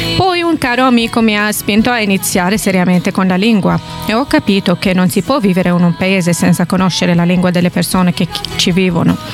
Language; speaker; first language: Italian; non-native, fluent; Arabic